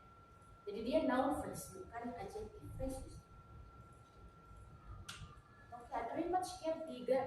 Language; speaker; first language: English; non-native, fluent; Indonesian